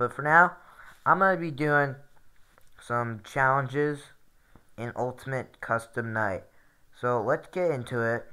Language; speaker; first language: English; native; English